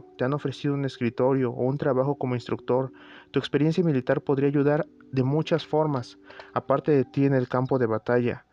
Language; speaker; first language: Spanish; native; Spanish